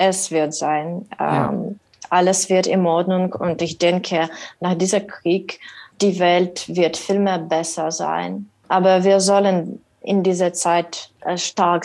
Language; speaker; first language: German; non-native, learner; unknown